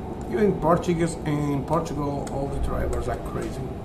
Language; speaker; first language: English; non-native, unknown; Portuguese